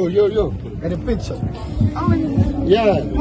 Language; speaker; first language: English; non-native, learner; Haitian Creole